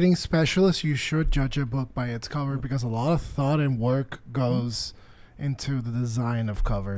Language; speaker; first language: English; native; English